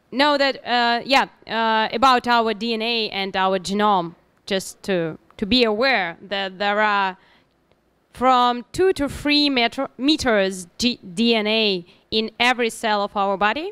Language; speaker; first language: English; non-native, learner; Russian